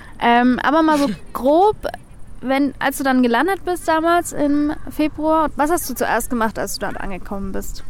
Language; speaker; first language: German; native; German